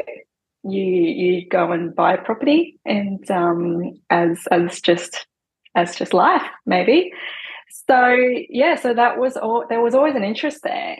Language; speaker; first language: English; non-native, local second language; Cantonese